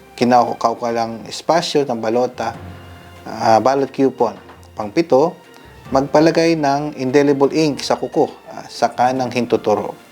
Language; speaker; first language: Filipino; native; Filipino